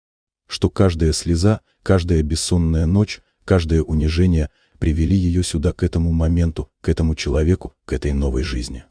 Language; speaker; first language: Russian; native; Russian